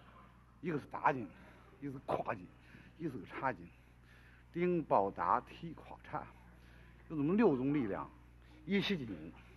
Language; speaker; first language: Chinese; native; Chinese